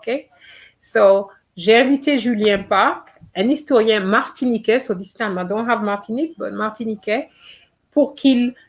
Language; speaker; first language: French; non-native, fluent; English